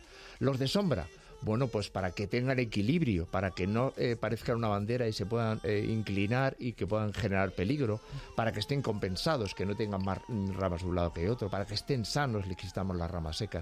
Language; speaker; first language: Spanish; native; Spanish